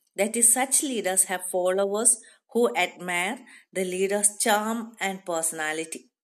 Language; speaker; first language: English; non-native, local second language; Malayalam